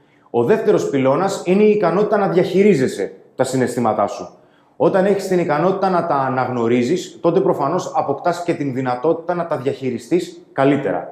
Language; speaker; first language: Greek; native; Greek